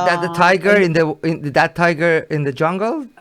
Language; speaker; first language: English; non-native, learner; Persian